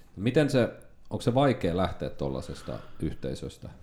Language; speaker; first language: Finnish; native; Finnish